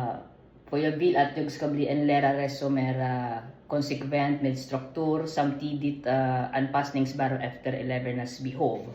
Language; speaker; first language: Swedish; non-native, learner; Filipino